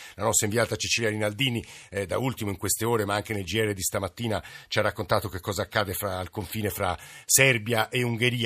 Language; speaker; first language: Italian; native; Italian